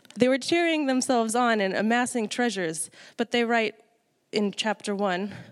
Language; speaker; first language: English; native; English